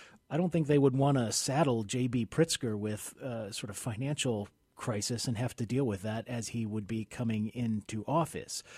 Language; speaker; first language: English; native; English